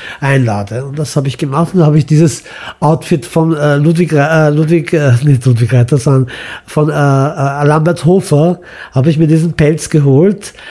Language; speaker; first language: German; early bilingual, other home language; Croatian